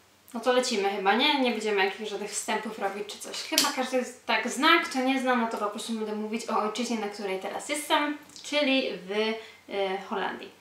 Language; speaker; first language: Polish; early bilingual, heritage; Polish